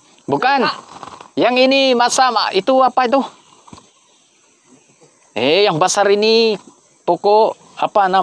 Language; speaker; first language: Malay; non-native, fluent; Filipino